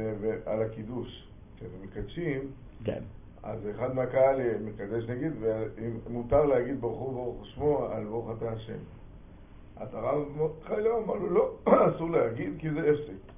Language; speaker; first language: Hebrew; non-native, fluent; English